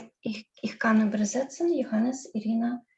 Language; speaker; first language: German; non-native, learner; Russian